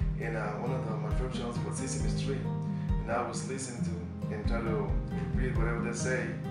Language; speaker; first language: English; non-native, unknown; Spanish